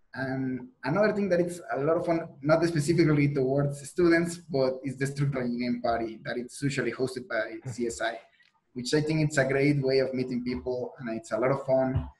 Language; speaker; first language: English; non-native, fluent; Spanish